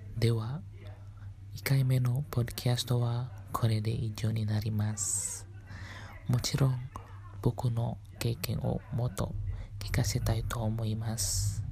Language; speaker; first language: Japanese; non-native, fluent; Indonesian